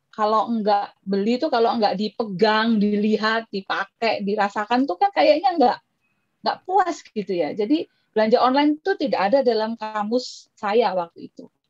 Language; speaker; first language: Indonesian; native; Indonesian